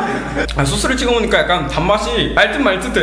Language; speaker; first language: Korean; native; Korean